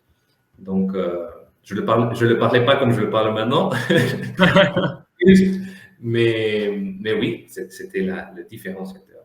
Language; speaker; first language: French; non-native, fluent; Spanish